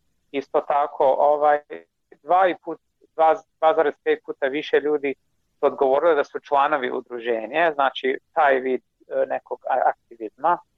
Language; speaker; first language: Croatian; non-native, fluent; English